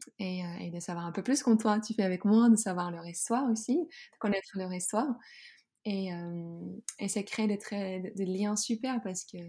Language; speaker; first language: French; non-native, fluent; Dutch